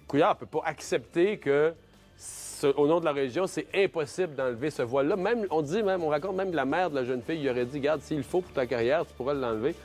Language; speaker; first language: French; native; French